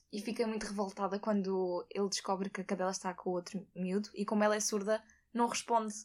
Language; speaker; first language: Portuguese; native; Portuguese